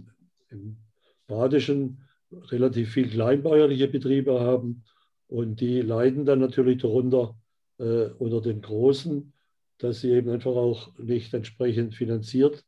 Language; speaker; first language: German; native; German